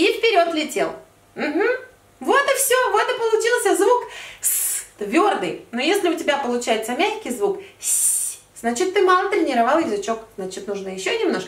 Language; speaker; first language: Russian; native; Russian